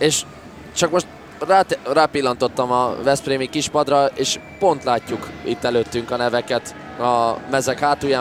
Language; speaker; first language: Hungarian; native; Hungarian